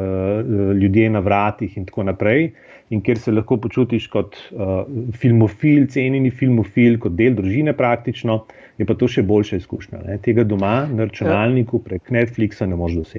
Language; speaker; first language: Slovenian; native; Slovenian